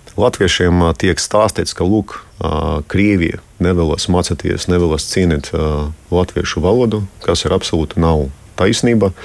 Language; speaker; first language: Latvian; non-native, local second language; Russian